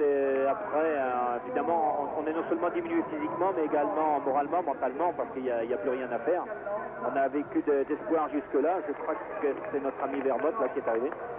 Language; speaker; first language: French; native; French